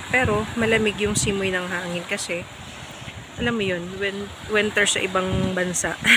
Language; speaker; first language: Filipino; non-native, local second language; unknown